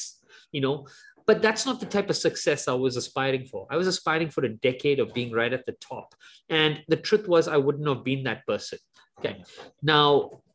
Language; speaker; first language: English; native; English